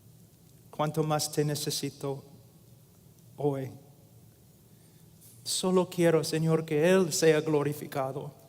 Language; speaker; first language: Spanish; non-native, fluent; English